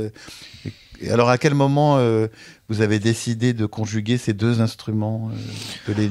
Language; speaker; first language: French; native; French